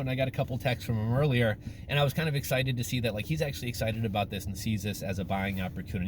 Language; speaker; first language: English; native; English